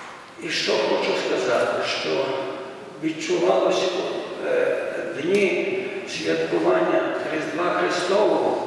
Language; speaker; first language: Ukrainian; native; Ukrainian